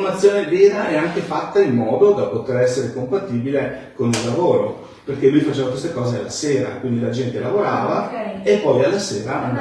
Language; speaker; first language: Italian; native; Italian